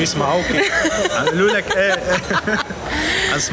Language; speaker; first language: Arabic; native; Arabic